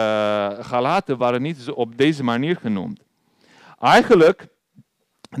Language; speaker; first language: Dutch; non-native, learner; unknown